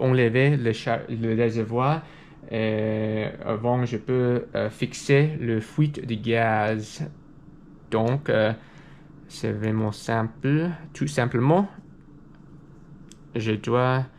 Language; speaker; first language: French; non-native, learner; English